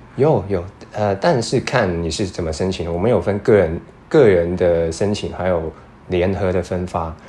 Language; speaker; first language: Chinese; non-native, fluent; Cantonese